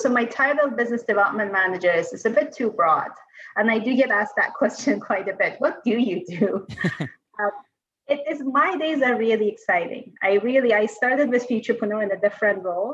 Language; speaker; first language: English; non-native, fluent; Persian